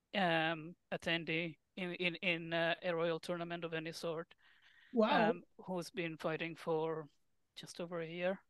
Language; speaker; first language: English; non-native, fluent; Finnish